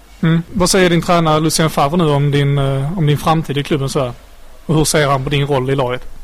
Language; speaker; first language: Swedish; native; Swedish